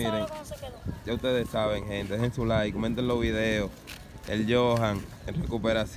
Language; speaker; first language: Spanish; native; Spanish